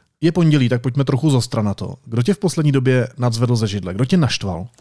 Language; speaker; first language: Czech; native; Czech